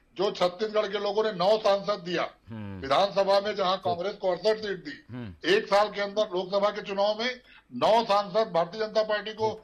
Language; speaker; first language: Hindi; native; Hindi